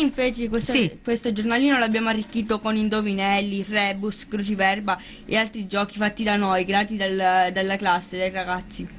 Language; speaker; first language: Italian; native; Italian